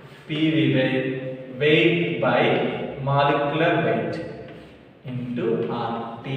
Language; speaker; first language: English; non-native, local second language; Telugu